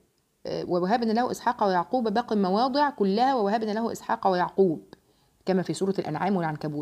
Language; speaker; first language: Arabic; native; Arabic